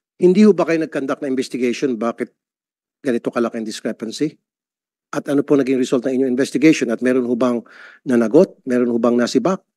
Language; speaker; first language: Filipino; native; Filipino